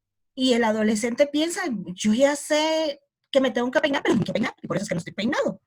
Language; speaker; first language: Spanish; native; Spanish